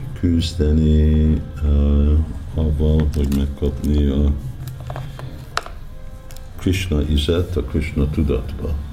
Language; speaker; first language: Hungarian; early bilingual, heritage; Hungarian